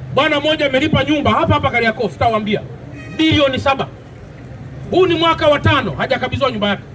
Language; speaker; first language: Swahili; native; Swahili